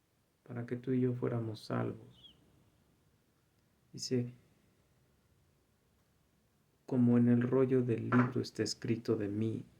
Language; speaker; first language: Spanish; native; Spanish